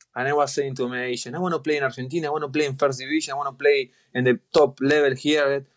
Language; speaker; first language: English; non-native, fluent; Spanish